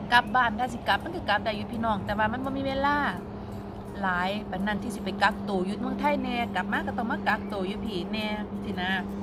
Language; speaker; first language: Thai; native; Thai